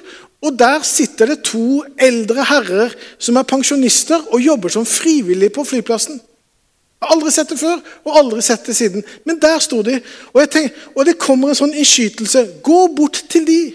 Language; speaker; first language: Norwegian; native; Norwegian